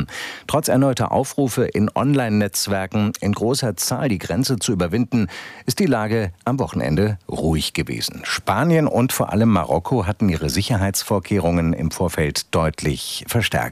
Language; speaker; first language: German; native; German